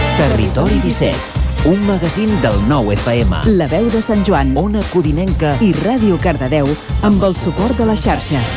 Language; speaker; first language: Catalan; native; Catalan